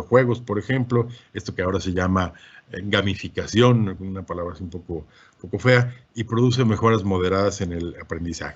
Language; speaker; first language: Spanish; native; Spanish